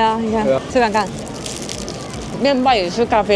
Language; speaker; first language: Chinese; non-native, fluent; French